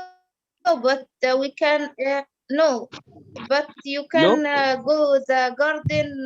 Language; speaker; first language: English; non-native, learner; Arabic